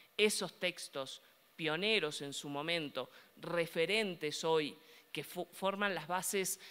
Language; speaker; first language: Spanish; native; Spanish